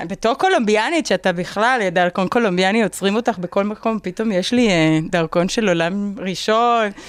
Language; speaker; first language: Hebrew; non-native, fluent; Spanish